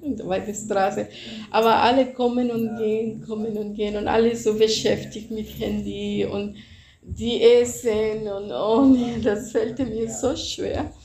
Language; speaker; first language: German; non-native, fluent; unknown